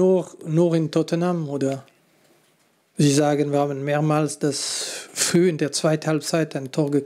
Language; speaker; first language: German; non-native, local second language; French